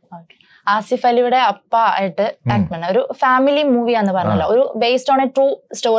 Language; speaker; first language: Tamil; non-native, learner; Malayalam